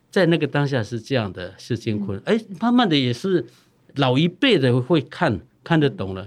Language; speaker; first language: Chinese; non-native, local second language; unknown